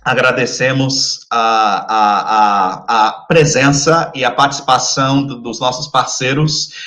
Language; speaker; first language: Portuguese; non-native, fluent; English